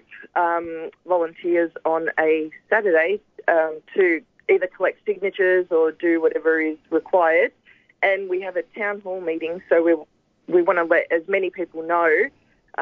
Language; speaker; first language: English; native; English